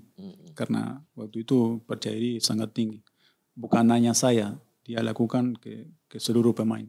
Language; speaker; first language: Indonesian; non-native, fluent; Spanish